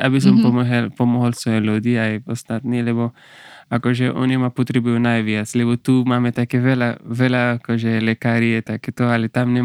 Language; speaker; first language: Slovak; non-native, learner; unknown